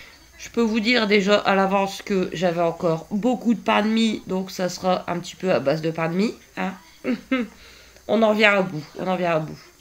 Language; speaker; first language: French; native; French